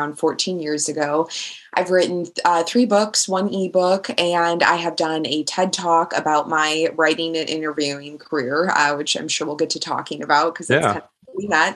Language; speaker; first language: English; native; English